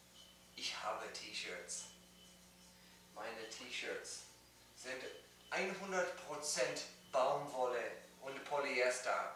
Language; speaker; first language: German; non-native, learner; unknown